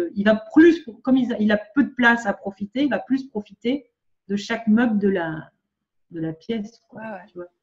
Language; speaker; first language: French; native; French